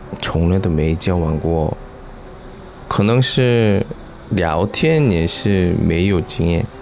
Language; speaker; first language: Chinese; non-native, learner; Korean